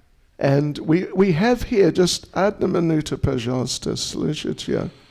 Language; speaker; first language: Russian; non-native, learner; English